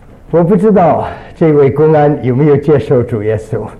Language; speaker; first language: Chinese; early bilingual, other home language; English